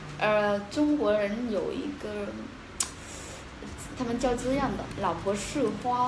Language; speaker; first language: Chinese; non-native, fluent; Vietnamese